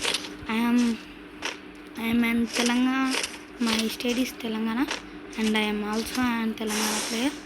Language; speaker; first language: English; non-native, local second language; Telugu